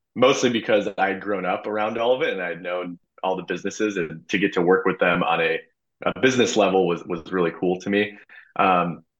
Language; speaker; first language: English; native; English